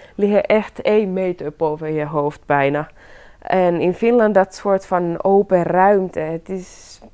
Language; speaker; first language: Dutch; non-native, fluent; Finnish